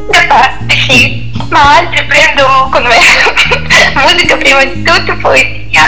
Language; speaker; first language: Italian; non-native, learner; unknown